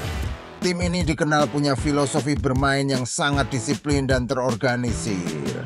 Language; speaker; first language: Indonesian; native; Indonesian